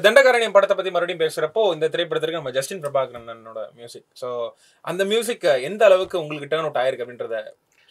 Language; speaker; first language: Tamil; native; Tamil